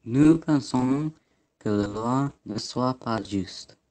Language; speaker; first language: French; non-native, learner; English